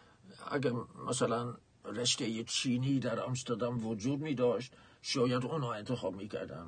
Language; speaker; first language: Persian; non-native, fluent; Dutch